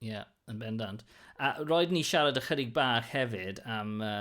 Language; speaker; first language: Welsh; non-native, local second language; English